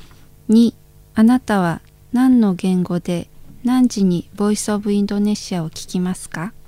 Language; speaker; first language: Japanese; non-native, learner; Indonesian